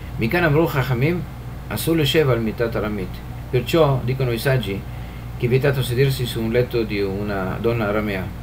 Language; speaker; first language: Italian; non-native, fluent; Hebrew